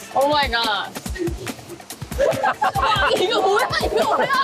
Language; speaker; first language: Korean; non-native, learner; Chinese